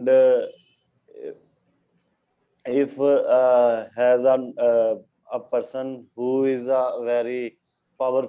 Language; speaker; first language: English; non-native, learner; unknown